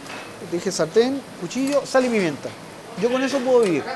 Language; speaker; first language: Spanish; native; Spanish